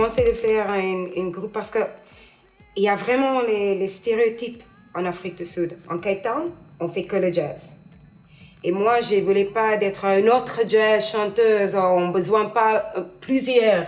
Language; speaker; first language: French; non-native, learner; English